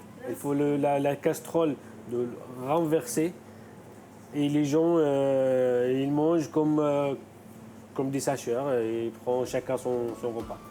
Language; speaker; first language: French; non-native, fluent; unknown